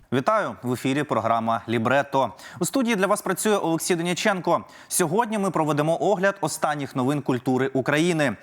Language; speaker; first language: Ukrainian; native; Ukrainian